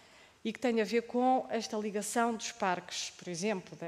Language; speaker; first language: Portuguese; native; Portuguese